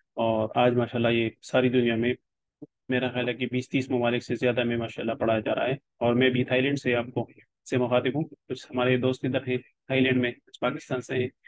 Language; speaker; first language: Urdu; non-native, local second language; Pashto